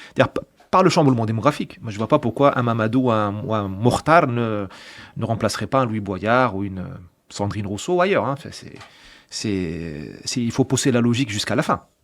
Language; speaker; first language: French; non-native, local second language; Arabic